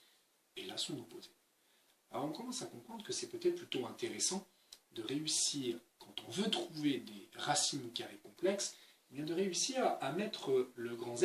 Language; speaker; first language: French; native; French